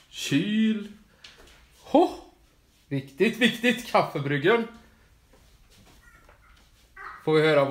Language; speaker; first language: Swedish; native; Swedish